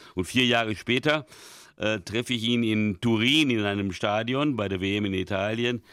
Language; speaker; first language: German; early bilingual, other home language; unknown